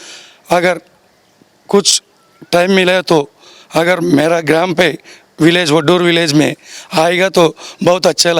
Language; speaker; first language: Hindi; non-native, local second language; Telugu